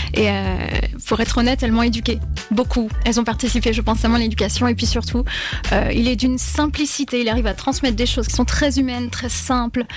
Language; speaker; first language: French; native; French